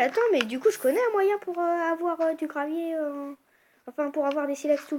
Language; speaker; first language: French; native; French